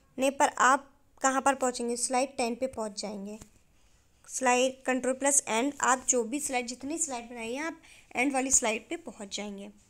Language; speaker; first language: Hindi; native; Hindi